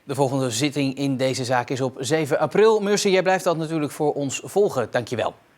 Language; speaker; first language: Dutch; native; Dutch